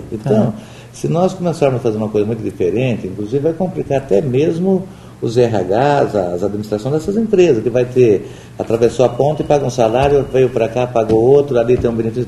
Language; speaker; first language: Portuguese; native; Portuguese